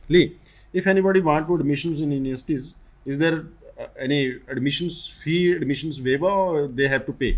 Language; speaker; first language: English; non-native, local second language; Punjabi